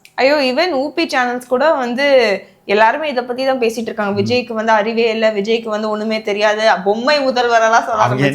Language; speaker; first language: Tamil; native; Tamil